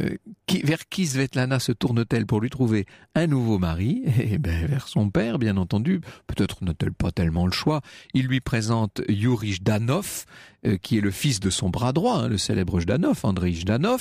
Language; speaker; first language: French; native; French